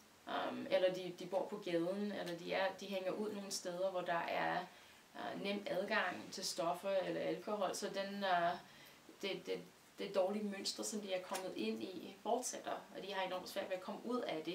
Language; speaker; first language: Danish; non-native, fluent; English